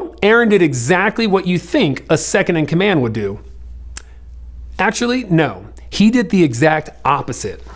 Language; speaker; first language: English; native; English